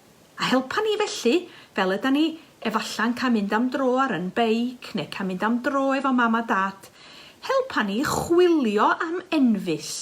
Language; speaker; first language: Welsh; native; Welsh